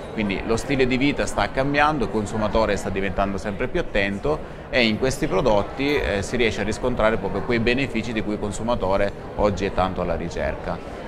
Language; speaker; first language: Italian; native; Italian